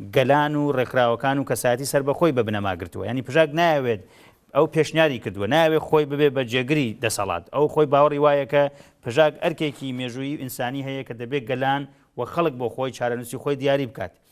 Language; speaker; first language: Central Kurdish; non-native, local second language; Gurani